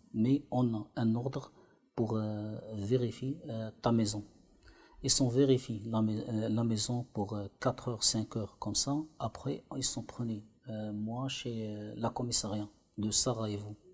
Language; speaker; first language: French; non-native, learner; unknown